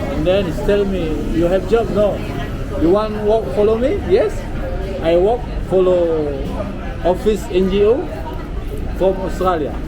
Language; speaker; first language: English; non-native, learner; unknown